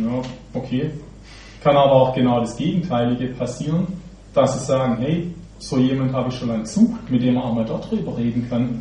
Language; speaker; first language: German; native; German